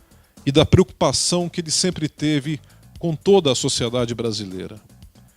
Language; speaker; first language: Portuguese; native; Portuguese